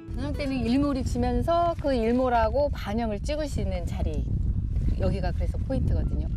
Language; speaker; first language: Korean; native; Korean